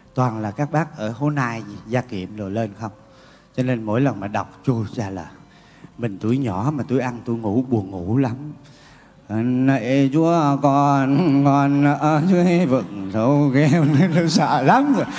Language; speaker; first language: Vietnamese; native; Vietnamese